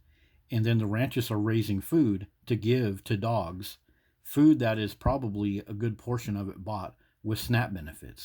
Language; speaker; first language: English; native; English